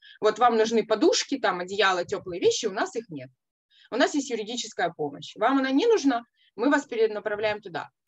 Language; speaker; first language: Russian; native; Russian